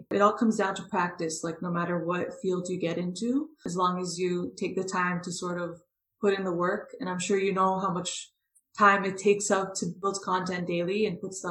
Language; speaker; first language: English; native; English